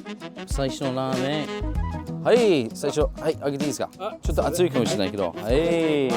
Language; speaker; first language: Japanese; early bilingual, heritage; English